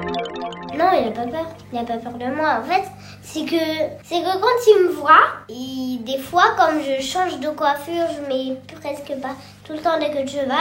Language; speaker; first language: French; native; French